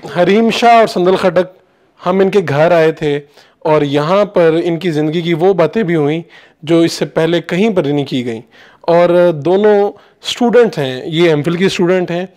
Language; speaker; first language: Urdu; non-native, local second language; Punjabi